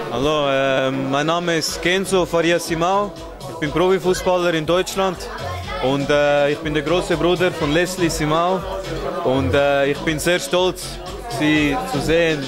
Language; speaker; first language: German; early bilingual, other home language; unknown